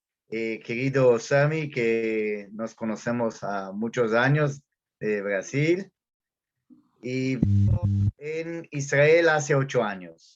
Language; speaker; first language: Spanish; non-native, learner; Portuguese